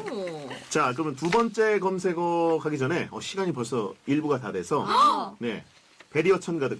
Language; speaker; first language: Korean; native; Korean